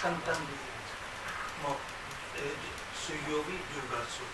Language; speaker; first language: Japanese; non-native, learner; Urdu